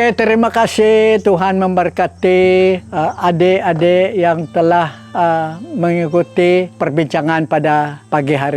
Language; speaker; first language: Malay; non-native, local second language; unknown